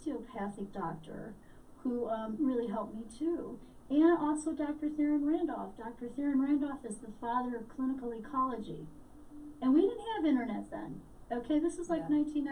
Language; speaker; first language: English; native; English